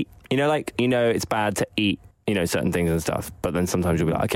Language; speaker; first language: English; native; English